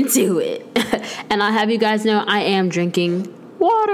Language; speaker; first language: English; native; English